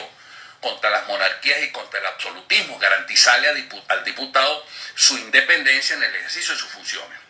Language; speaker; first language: Spanish; native; Spanish